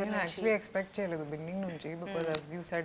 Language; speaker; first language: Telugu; non-native, local second language; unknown